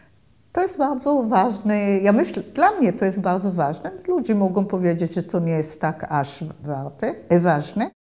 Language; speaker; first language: Polish; early bilingual, heritage; Polish